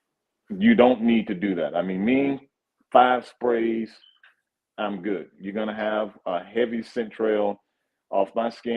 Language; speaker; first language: English; native; English